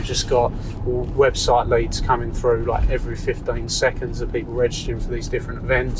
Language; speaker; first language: English; native; English